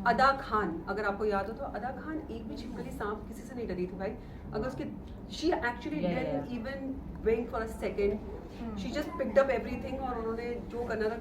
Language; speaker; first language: Hindi; native; Hindi